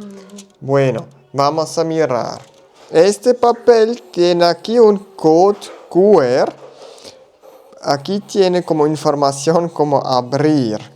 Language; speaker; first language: Spanish; non-native, learner; German